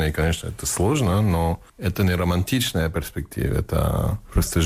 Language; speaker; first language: Russian; non-native, fluent; English